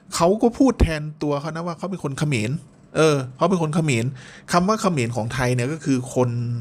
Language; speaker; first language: Thai; native; Thai